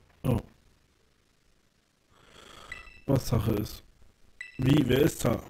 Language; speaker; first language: German; native; German